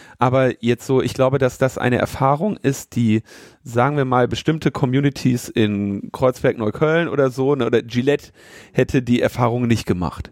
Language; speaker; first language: German; native; German